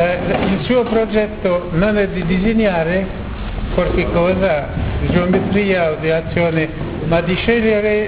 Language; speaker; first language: Italian; non-native, learner; French